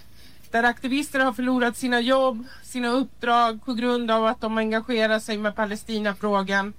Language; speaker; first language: Swedish; early bilingual, other home language; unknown